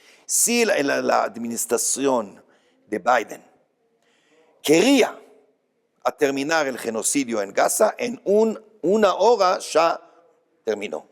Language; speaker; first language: Spanish; non-native, fluent; Hebrew